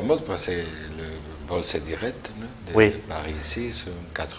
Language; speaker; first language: French; non-native, learner; Spanish